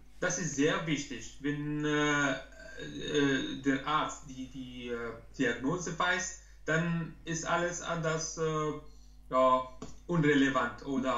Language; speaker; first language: German; non-native, learner; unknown